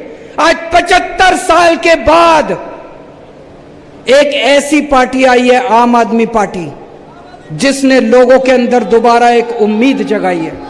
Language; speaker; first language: Hindi; native; Hindi